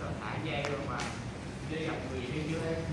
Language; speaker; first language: Vietnamese; native; Vietnamese